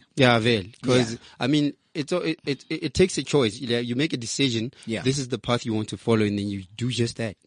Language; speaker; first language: English; non-native, local second language; Southern Sotho